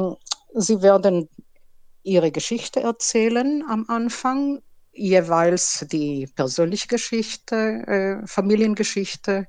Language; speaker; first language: German; non-native, fluent; Hebrew